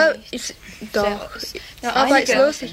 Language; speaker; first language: German; non-native, learner; English